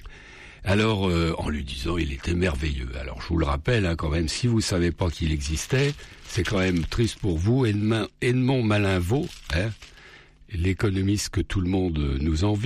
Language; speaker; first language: French; native; French